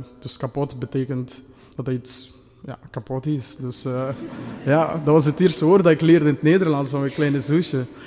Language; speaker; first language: Dutch; non-native, fluent; Kinyarwanda